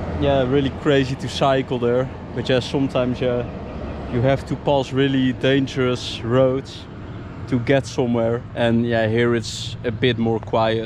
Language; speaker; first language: English; non-native, fluent; Dutch